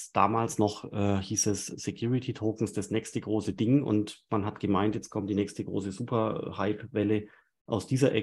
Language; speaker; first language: German; native; German